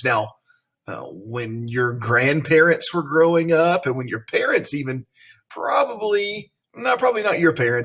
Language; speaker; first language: English; native; English